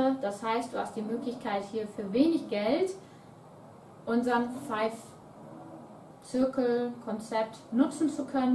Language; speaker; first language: German; native; German